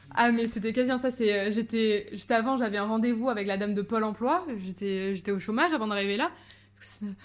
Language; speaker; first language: French; native; French